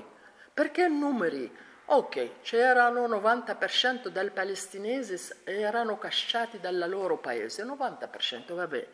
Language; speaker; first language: Italian; non-native, learner; Arabic